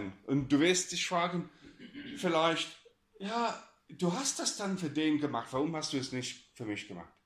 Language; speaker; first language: German; non-native, fluent; English